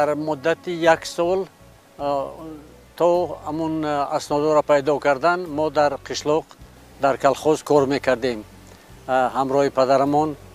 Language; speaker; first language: Persian; non-native, local second language; Shughni